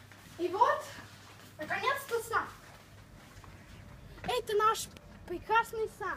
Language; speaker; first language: Russian; early bilingual, heritage; Russian